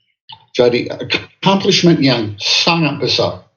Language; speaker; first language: Indonesian; non-native, fluent; English